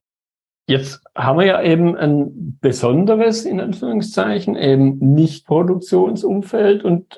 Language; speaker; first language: German; native; German